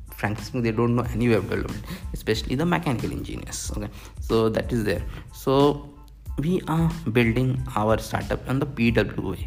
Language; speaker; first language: English; non-native, local second language; Hindi